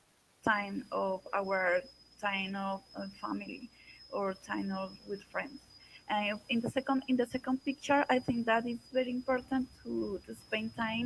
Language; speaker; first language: English; non-native, learner; Spanish